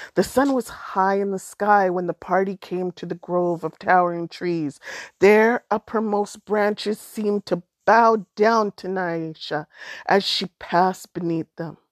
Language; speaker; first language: English; native; English